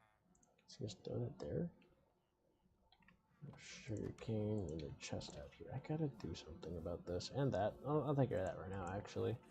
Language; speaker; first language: English; native; English